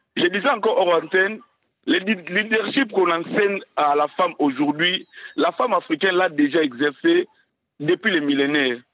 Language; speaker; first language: French; non-native, local second language; Lingala